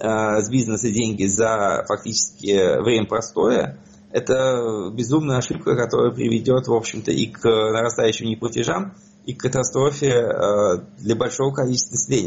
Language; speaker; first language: Russian; native; Russian